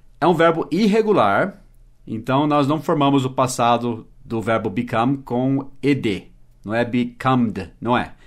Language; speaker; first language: Portuguese; early bilingual, other home language; English